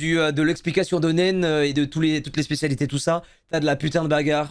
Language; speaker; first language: French; native; French